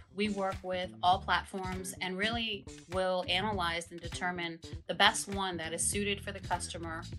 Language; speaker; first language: English; native; English